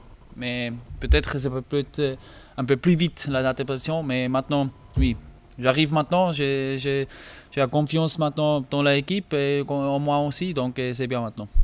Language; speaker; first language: French; non-native, learner; German